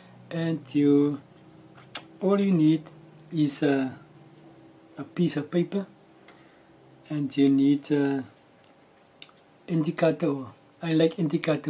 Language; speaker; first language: English; non-native, local second language; Afrikaans